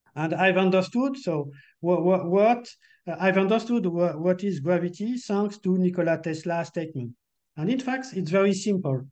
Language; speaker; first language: English; non-native, fluent; French